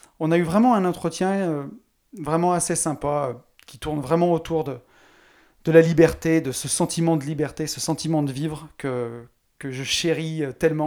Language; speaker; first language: French; native; French